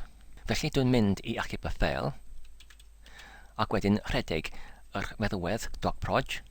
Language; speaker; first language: Welsh; non-native, learner; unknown